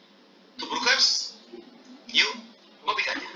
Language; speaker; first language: Indonesian; native; Indonesian